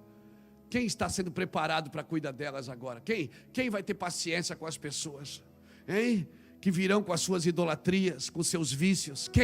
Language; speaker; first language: Portuguese; native; Portuguese